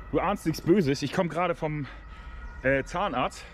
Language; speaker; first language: German; native; German